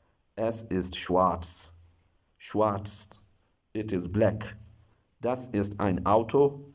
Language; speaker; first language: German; non-native, fluent; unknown